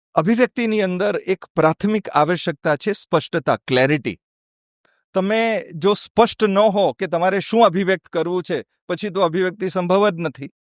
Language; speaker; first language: Gujarati; non-native, fluent; Malayalam